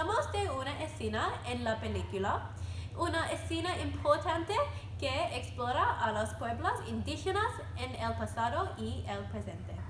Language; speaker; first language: Spanish; non-native, learner; English